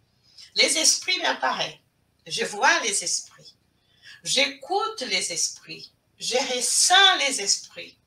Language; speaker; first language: French; non-native, fluent; Portuguese